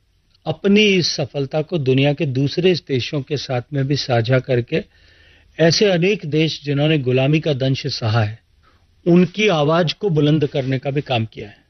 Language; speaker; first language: Hindi; native; Hindi